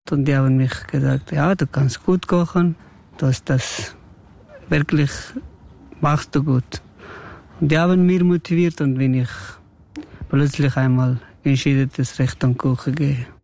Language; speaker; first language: German; non-native, learner; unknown